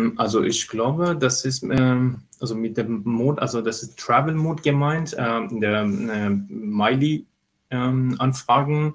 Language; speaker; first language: German; non-native, fluent; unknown